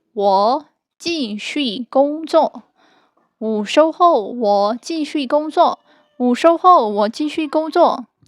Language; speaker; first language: Chinese; non-native, fluent; Burmese